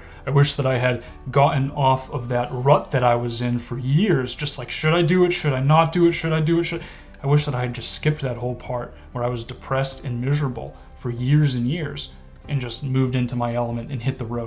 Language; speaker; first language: English; native; English